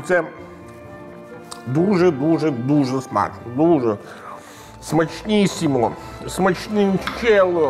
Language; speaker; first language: Ukrainian; non-native, learner; Italian